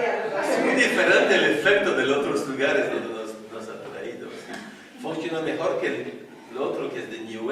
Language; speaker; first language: Spanish; non-native, fluent; French